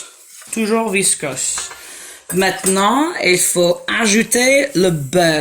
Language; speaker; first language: French; non-native, fluent; English